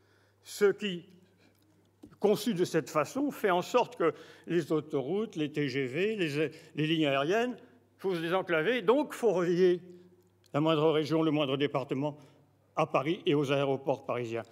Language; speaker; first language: French; native; French